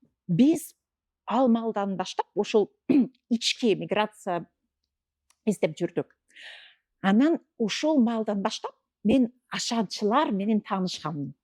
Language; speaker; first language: Kyrgyz; non-native, fluent; English